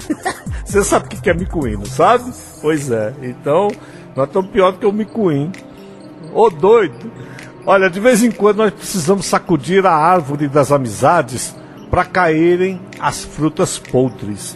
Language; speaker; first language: Portuguese; native; Portuguese